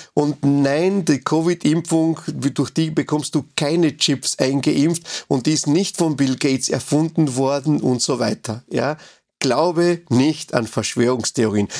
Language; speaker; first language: German; non-native, fluent; Spanish